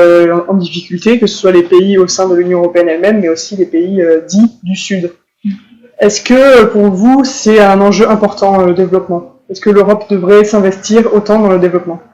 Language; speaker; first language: French; native; French